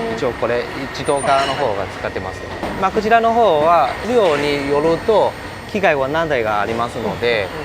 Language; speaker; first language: Japanese; non-native, fluent; Chinese